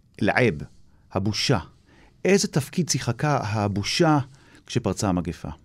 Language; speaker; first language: Hebrew; native; Hebrew